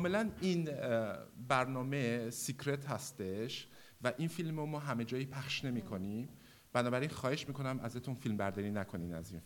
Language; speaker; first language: German; non-native, learner; Persian